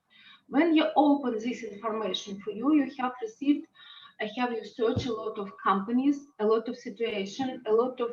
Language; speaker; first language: English; non-native, learner; Russian